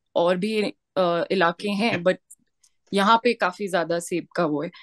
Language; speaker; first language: Hindi; native; Hindi